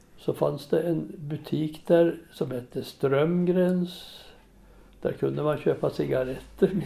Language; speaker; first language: Swedish; native; Swedish